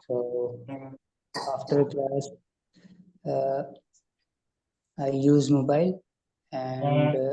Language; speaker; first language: English; non-native, learner; Urdu